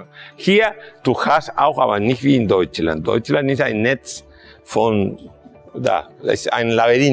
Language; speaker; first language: German; non-native, fluent; Spanish